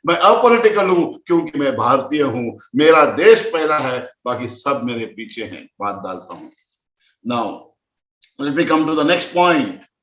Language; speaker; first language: Hindi; non-native, local second language; Konkani